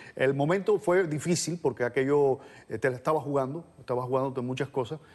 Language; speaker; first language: Spanish; native; Spanish